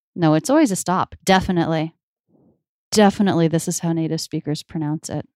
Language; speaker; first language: English; native; English